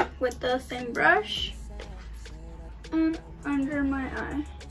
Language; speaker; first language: English; early bilingual, other home language; Spanish